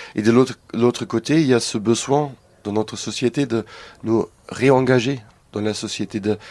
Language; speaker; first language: French; non-native, fluent; German